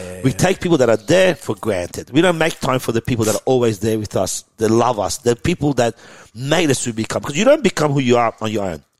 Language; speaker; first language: English; early bilingual, other home language; Persian